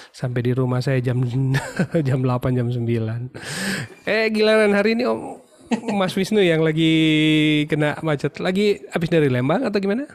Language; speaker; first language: Indonesian; native; Indonesian